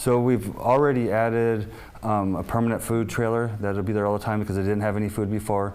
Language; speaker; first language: English; native; English